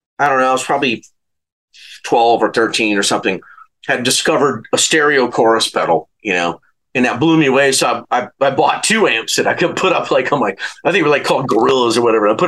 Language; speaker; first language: English; native; English